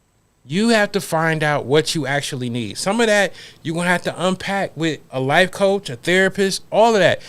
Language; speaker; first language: English; native; English